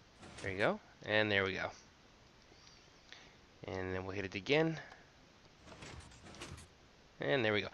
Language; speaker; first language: English; native; English